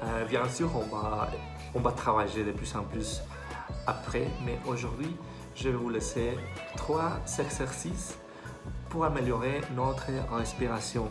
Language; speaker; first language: French; non-native, fluent; Spanish